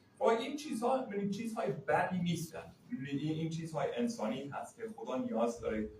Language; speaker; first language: Persian; non-native, fluent; English